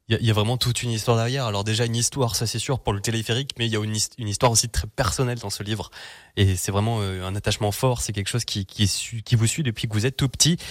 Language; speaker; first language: French; native; French